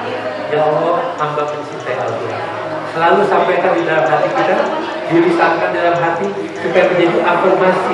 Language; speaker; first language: Indonesian; non-native, local second language; Sundanese